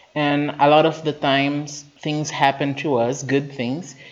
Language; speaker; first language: English; non-native, fluent; Portuguese